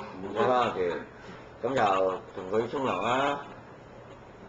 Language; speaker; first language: Cantonese; native; Cantonese